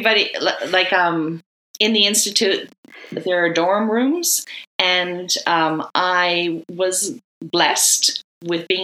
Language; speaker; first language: English; native; English